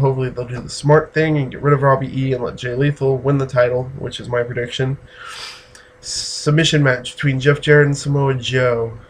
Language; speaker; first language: English; native; English